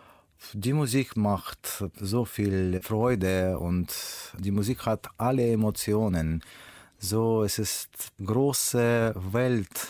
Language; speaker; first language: German; non-native, learner; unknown